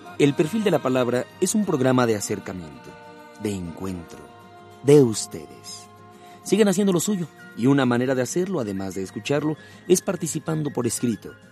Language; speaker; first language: Spanish; native; Spanish